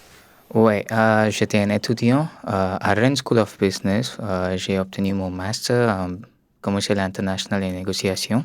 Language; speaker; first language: French; non-native, learner; Tamil